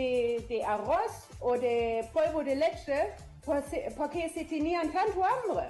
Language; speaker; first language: Spanish; non-native, learner; German